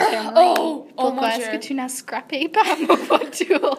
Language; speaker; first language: French; non-native, learner; English